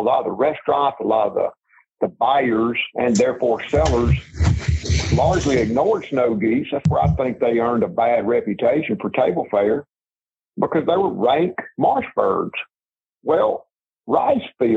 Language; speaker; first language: English; native; English